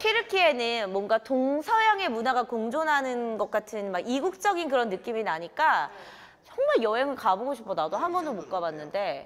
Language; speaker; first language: Korean; native; Korean